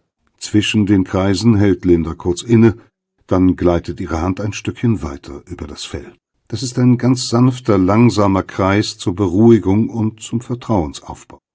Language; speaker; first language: German; native; German